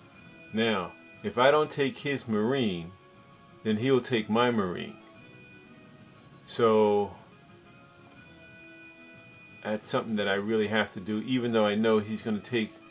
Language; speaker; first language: English; native; English